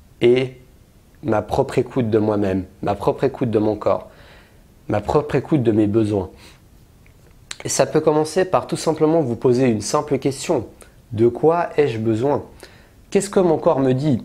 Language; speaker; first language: French; native; French